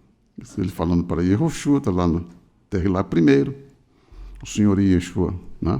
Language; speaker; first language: Portuguese; native; Portuguese